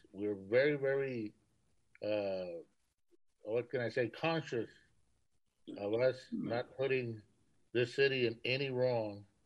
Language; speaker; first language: English; early bilingual, other home language; Spanish